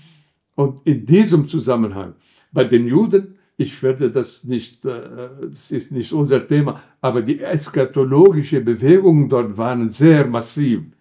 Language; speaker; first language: German; non-native, fluent; Arabic